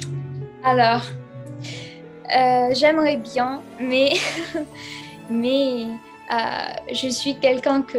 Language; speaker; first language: French; non-native, fluent; Italian